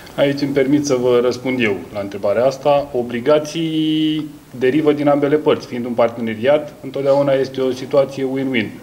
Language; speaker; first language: Romanian; native; Romanian